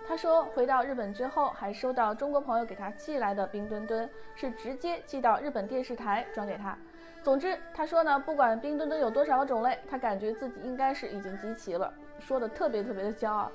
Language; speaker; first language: Chinese; native; Chinese